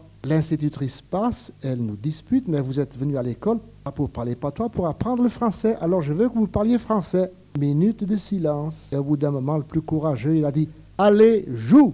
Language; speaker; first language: French; native; French